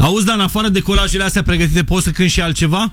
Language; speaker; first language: Romanian; native; Romanian